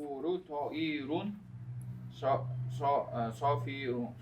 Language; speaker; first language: Arabic; non-native, learner; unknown